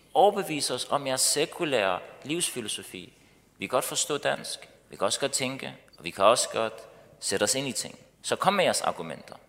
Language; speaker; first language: Danish; early bilingual, other home language; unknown